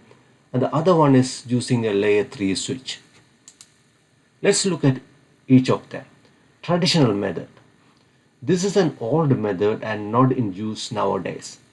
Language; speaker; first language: English; non-native, fluent; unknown